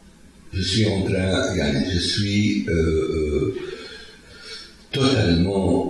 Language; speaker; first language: French; non-native, fluent; Arabic